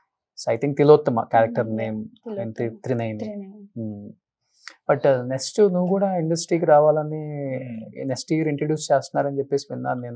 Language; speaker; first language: Telugu; native; Telugu